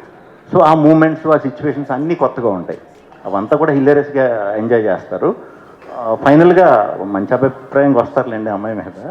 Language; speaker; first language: Telugu; native; Telugu